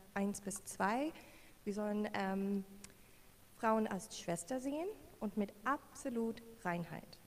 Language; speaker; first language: German; non-native, learner; English